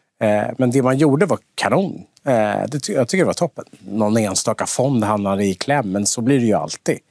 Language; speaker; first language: Swedish; native; Swedish